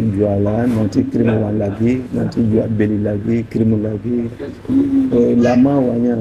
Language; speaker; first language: Indonesian; non-native, learner; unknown